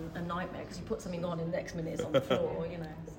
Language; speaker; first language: English; native; English